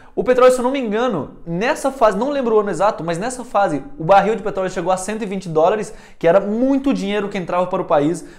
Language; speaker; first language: Portuguese; early bilingual, heritage; Portuguese